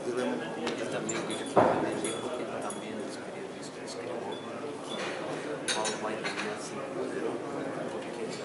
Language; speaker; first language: Spanish; non-native, fluent; Azerbaijani